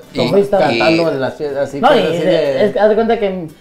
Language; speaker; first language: Spanish; native; Spanish